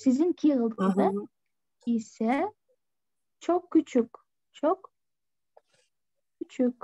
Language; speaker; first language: Turkish; non-native, fluent; Kyrgyz